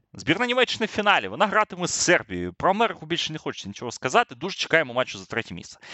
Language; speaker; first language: Ukrainian; native; Ukrainian